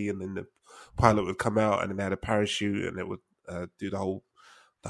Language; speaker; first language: English; native; English